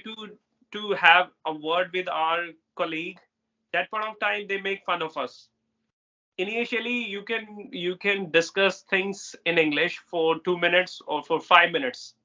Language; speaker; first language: English; non-native, local second language; Hindi